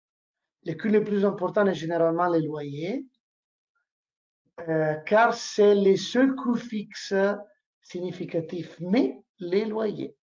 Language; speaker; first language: French; non-native, learner; Italian